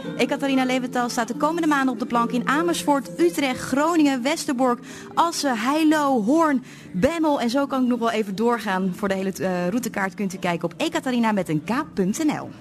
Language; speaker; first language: Dutch; native; Dutch